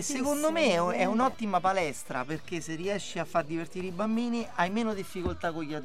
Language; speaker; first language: Italian; native; Italian